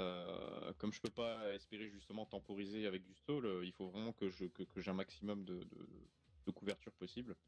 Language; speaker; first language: French; native; French